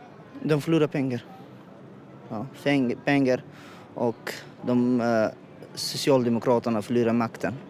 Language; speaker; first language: Swedish; non-native, learner; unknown